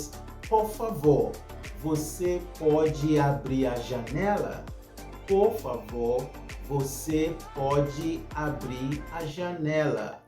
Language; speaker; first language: Portuguese; non-native, fluent; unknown